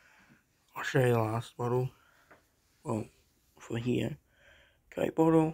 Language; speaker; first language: English; native; English